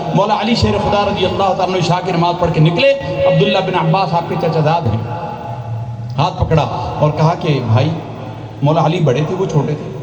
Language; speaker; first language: Urdu; non-native, local second language; Punjabi